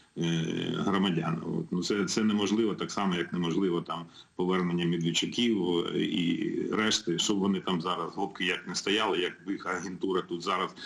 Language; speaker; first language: Ukrainian; non-native, local second language; Russian